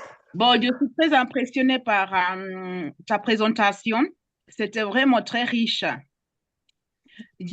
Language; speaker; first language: French; non-native, fluent; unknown